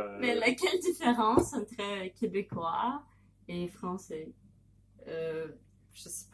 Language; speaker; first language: French; non-native, learner; Russian